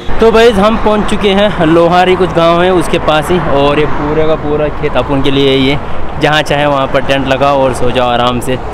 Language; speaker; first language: Hindi; native; Hindi